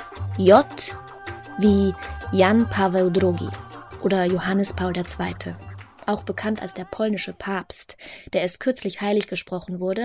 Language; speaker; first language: German; native; German